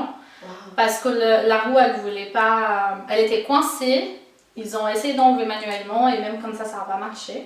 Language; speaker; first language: French; non-native, fluent; Portuguese